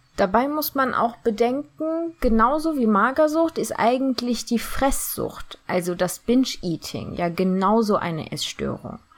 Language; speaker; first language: German; early bilingual, other home language; Turkish